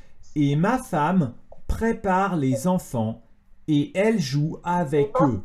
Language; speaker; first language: French; native; French